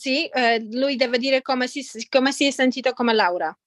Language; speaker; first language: Italian; non-native, fluent; Polish